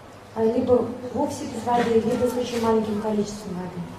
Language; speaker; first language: Russian; native; Russian